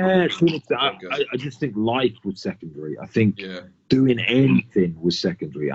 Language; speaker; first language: English; native; English